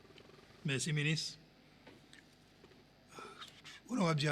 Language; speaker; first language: French; non-native, local second language; Seselwa Creole French